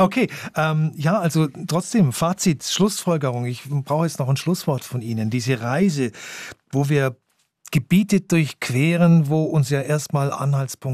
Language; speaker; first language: German; native; German